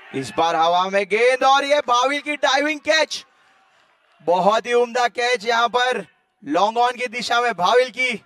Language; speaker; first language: Hindi; non-native, local second language; Gujarati